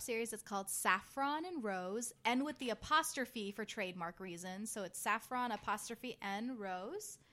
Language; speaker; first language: English; native; English